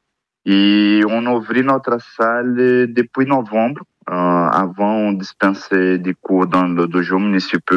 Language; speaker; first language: French; non-native, learner; Portuguese